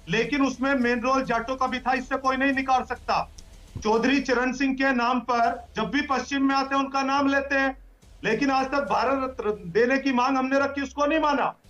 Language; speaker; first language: Hindi; native; Hindi